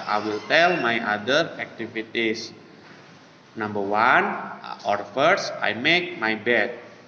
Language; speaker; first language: English; non-native, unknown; Indonesian